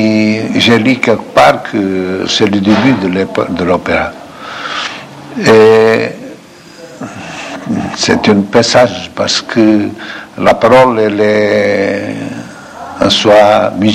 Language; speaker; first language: French; non-native, fluent; Portuguese